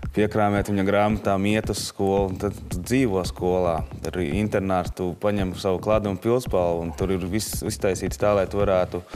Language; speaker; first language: Latvian; native; Latvian